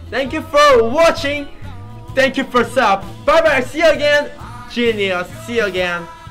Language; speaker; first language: English; non-native, learner; Korean